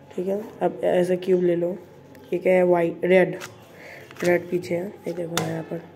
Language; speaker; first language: Hindi; non-native, local second language; Bangla